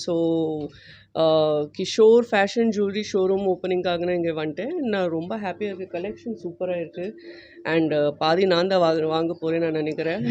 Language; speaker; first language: Tamil; non-native, fluent; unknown